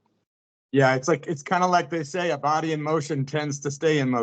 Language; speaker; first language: English; native; English